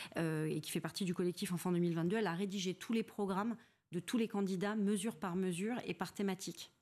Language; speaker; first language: French; native; French